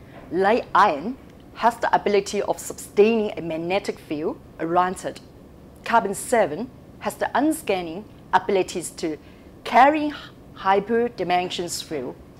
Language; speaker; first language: English; non-native, local second language; Cantonese